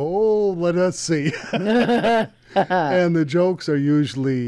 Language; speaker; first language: English; native; English